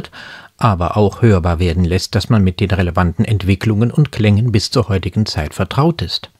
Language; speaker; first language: German; native; German